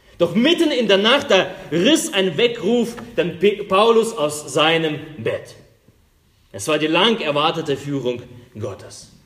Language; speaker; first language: German; non-native, fluent; Russian